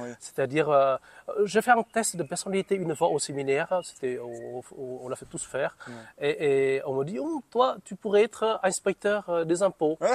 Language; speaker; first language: French; non-native, fluent; Vietnamese